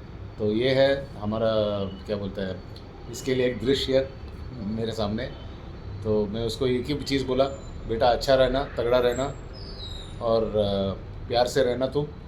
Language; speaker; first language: Hindi; non-native, local second language; Malayalam